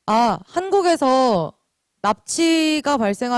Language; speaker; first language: Korean; native; Korean